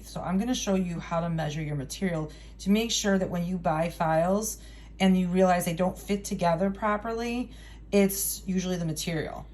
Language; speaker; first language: English; native; English